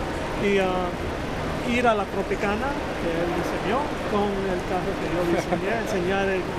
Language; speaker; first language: Spanish; early bilingual, heritage; Spanish